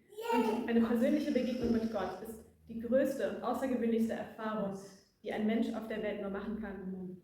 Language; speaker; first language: German; native; German